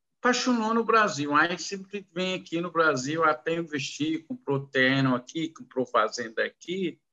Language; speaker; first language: Portuguese; non-native, learner; Arabic